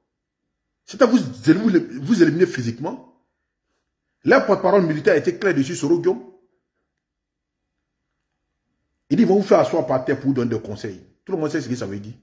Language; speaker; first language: French; native; French